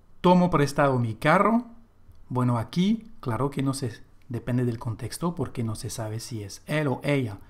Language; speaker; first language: Spanish; non-native, fluent; French